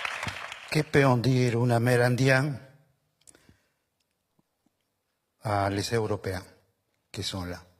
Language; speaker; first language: French; non-native, fluent; Spanish